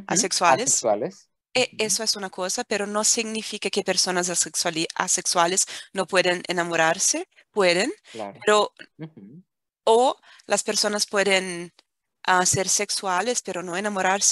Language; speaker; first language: Spanish; non-native, fluent; Portuguese